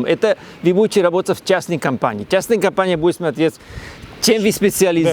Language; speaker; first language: Russian; non-native, learner; Spanish